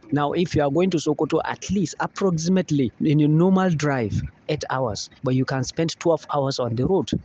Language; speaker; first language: English; non-native, local second language; Hausa